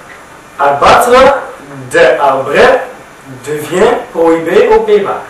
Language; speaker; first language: French; non-native, learner; Dutch